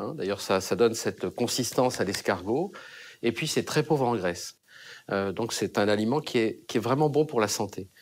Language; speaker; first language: French; native; French